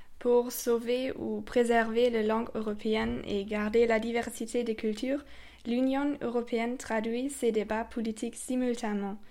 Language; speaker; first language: French; non-native, fluent; German